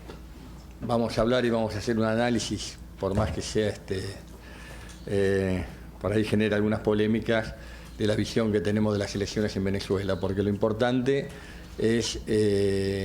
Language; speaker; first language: Spanish; native; Spanish